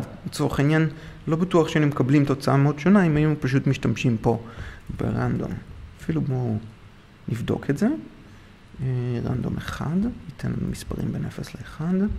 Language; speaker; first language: Hebrew; native; Hebrew